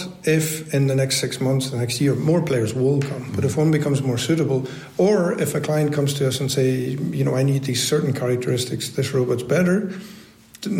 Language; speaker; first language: English; native; English